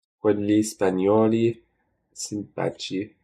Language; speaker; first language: Italian; non-native, learner; English